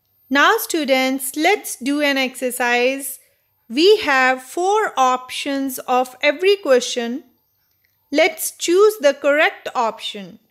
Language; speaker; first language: English; non-native, local second language; Punjabi